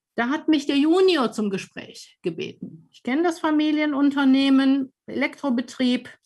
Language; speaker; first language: German; native; German